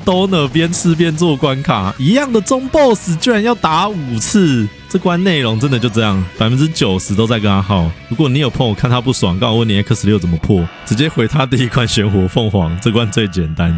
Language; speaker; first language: Chinese; native; Chinese